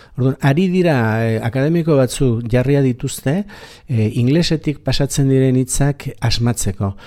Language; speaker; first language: Basque; native; Basque